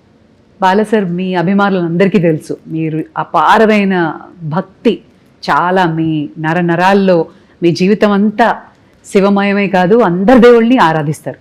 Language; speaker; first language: Telugu; native; Telugu